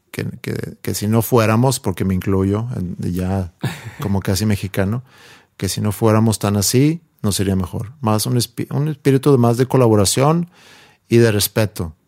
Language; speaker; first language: Spanish; non-native, fluent; Swedish